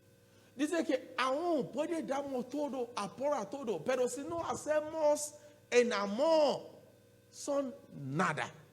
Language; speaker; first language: Spanish; non-native, learner; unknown